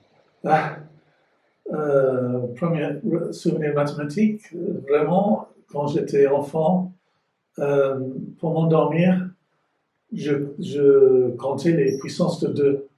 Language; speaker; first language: French; non-native, fluent; English